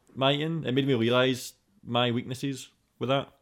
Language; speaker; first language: English; native; English